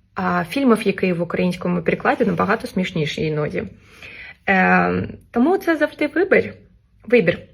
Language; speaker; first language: Ukrainian; non-native, fluent; Russian